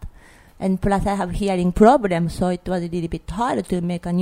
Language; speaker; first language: English; non-native, learner; Japanese